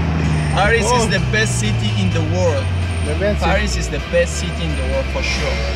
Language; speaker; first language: English; non-native, fluent; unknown